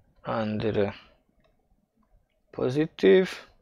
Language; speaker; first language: German; non-native, fluent; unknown